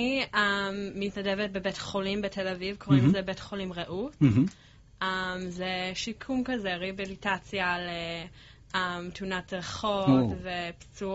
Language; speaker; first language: Hebrew; early bilingual, heritage; English